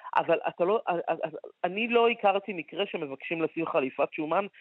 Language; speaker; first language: Hebrew; early bilingual, other home language; Arabic